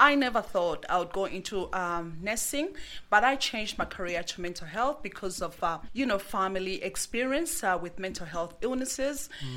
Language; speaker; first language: English; non-native, local second language; Bemba